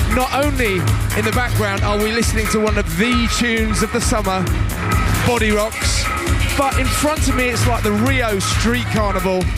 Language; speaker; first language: English; native; English